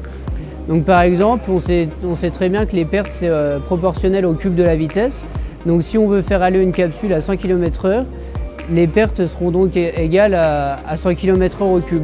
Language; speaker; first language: French; native; French